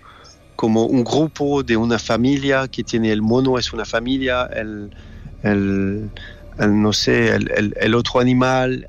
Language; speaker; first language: Spanish; non-native, learner; French